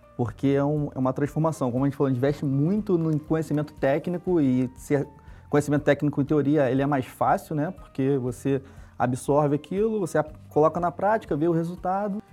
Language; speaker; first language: Portuguese; native; Portuguese